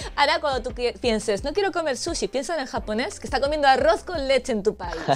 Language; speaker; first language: Spanish; native; Spanish